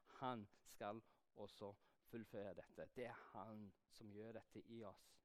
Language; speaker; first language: Norwegian; non-native, fluent; English